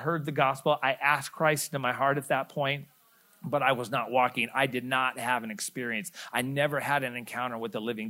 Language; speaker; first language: English; native; English